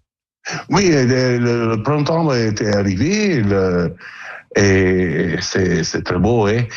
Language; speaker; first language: French; non-native, learner; Italian